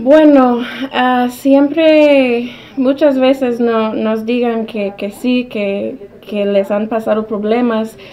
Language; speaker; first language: Spanish; non-native, fluent; English